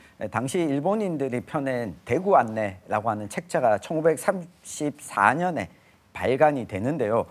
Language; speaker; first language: Korean; native; Korean